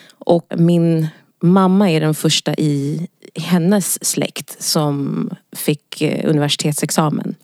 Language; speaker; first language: Swedish; early bilingual, other home language; Wolof